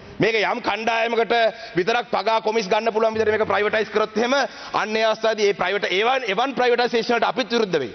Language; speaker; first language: Sinhala; non-native, local second language; Tamil